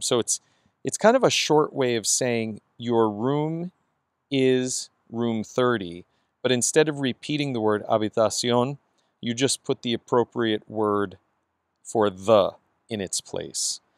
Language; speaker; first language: English; native; English